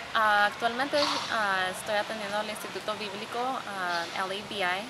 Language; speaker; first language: Spanish; early bilingual, heritage; Spanish